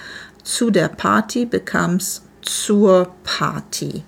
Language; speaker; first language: German; non-native, fluent; English